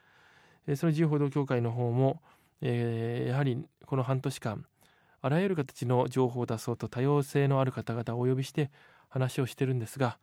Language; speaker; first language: Japanese; native; Japanese